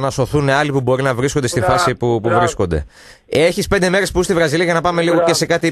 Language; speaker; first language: Greek; native; Greek